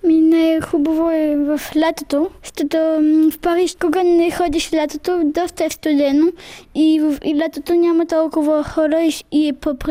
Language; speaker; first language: Bulgarian; early bilingual, heritage; Bulgarian